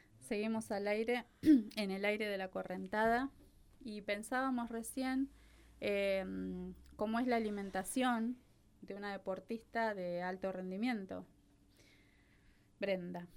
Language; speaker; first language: Spanish; native; Spanish